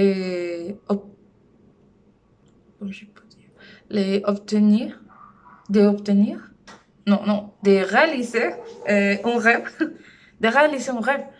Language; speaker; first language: French; non-native, learner; Spanish